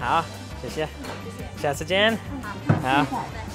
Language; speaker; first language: Chinese; non-native, learner; English